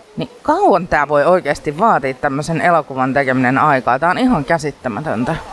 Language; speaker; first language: Finnish; native; Finnish